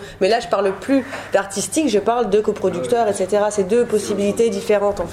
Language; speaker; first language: French; native; French